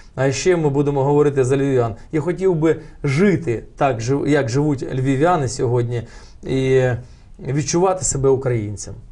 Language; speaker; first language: Ukrainian; non-native, local second language; Russian